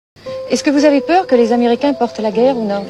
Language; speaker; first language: French; native; French